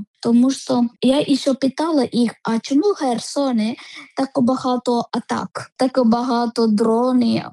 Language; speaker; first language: Ukrainian; non-native, learner; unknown